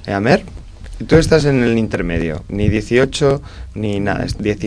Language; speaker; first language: Spanish; native; Spanish